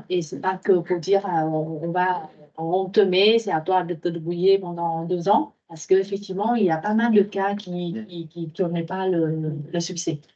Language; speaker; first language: French; non-native, fluent; Vietnamese